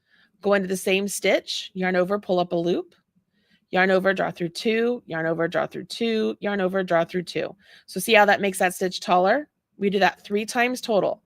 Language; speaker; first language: English; native; English